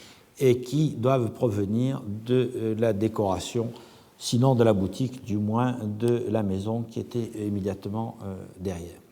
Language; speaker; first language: French; native; French